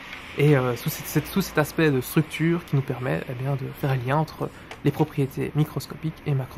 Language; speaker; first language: French; native; French